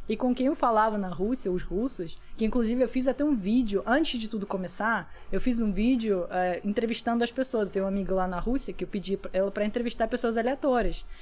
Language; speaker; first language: Portuguese; non-native, fluent; Russian